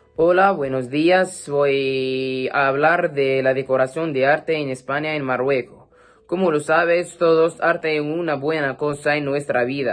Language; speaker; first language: Spanish; non-native, learner; Arabic